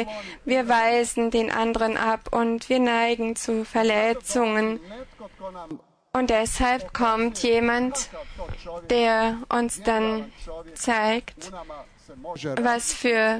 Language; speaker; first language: German; non-native, fluent; Croatian